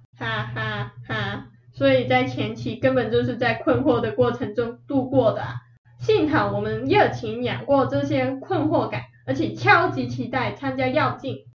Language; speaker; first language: Chinese; non-native, fluent; Cantonese